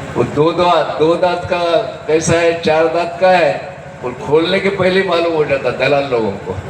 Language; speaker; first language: Hindi; non-native, local second language; Marathi